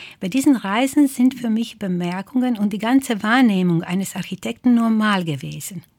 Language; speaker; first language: German; non-native, fluent; Croatian